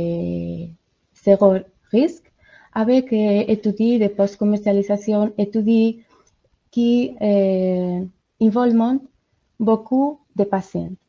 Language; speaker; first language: French; non-native, learner; Spanish